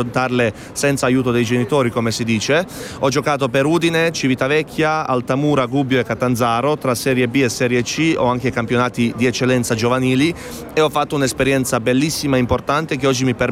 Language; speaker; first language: Italian; non-native, fluent; Bosnian